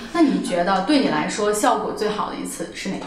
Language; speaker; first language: Chinese; native; Chinese